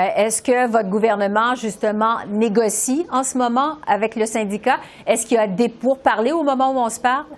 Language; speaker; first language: French; native; French